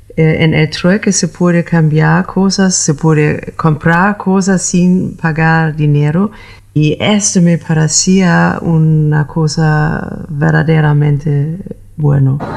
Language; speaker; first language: Spanish; non-native, learner; German